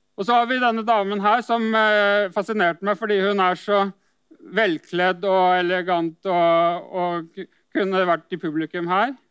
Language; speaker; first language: Norwegian; native; Norwegian